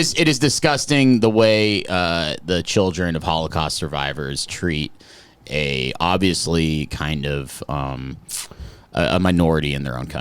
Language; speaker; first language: English; native; English